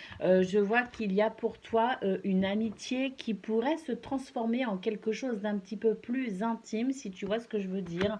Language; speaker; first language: French; native; French